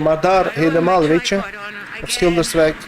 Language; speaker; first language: Dutch; early bilingual, other home language; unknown